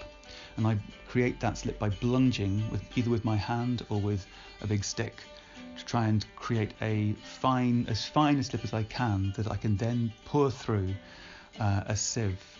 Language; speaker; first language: English; native; English